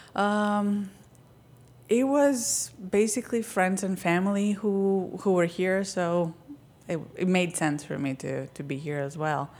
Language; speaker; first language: English; non-native, fluent; Greek